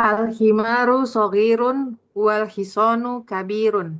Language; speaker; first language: Arabic; non-native, learner; Indonesian